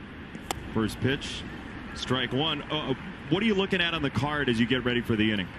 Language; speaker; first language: English; native; English